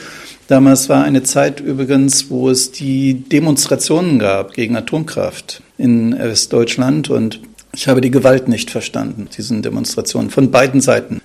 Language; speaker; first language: German; native; German